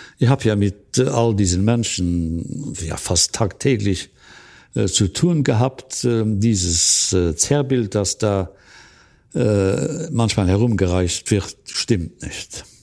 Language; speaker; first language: German; non-native, local second language; Luxembourgish